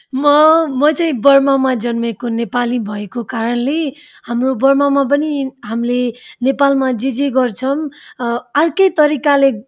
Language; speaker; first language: Nepali; early bilingual, heritage; Nepali